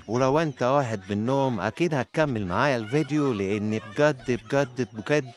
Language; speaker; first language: Arabic; native; Arabic